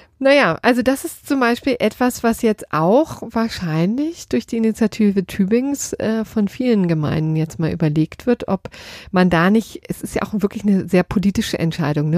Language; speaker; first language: German; native; German